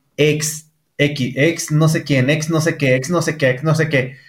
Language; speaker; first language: Spanish; native; Spanish